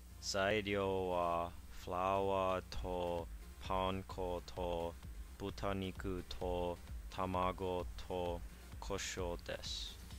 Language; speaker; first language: Japanese; non-native, learner; English